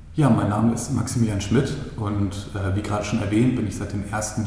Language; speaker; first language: German; native; German